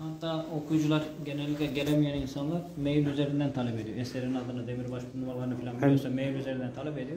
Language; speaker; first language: Turkish; native; Turkish